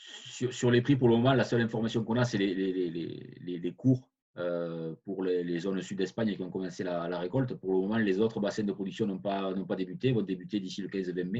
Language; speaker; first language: French; native; French